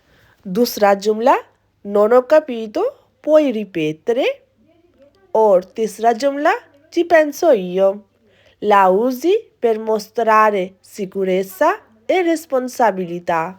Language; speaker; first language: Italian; non-native, fluent; Urdu